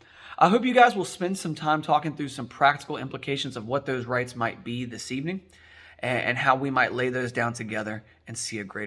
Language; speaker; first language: English; native; English